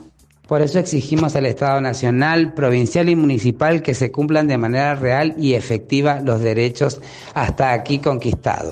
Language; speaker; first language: Spanish; native; Spanish